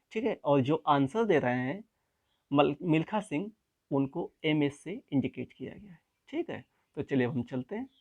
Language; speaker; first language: Hindi; native; Hindi